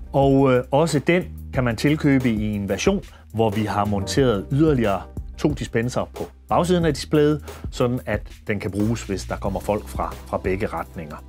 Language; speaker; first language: Danish; native; Danish